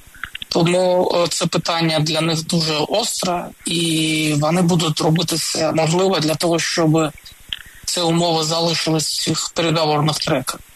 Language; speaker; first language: Ukrainian; non-native, local second language; Russian